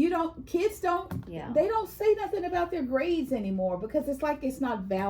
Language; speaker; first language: English; native; English